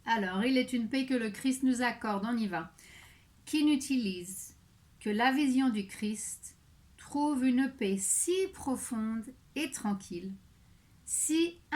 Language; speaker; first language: French; native; French